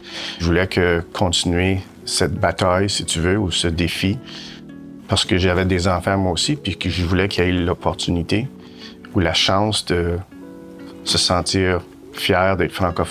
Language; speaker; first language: French; native; French